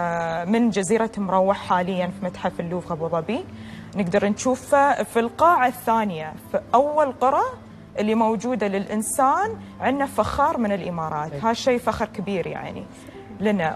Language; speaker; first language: Arabic; native; Arabic